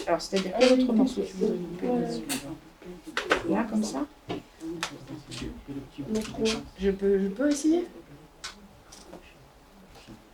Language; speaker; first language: French; native; French